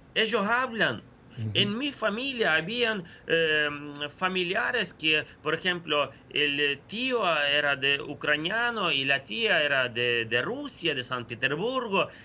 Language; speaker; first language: Spanish; non-native, fluent; Ukrainian